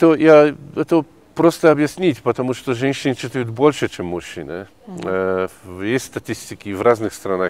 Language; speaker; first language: Russian; non-native, fluent; Polish